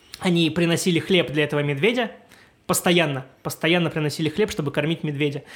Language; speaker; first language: Russian; native; Russian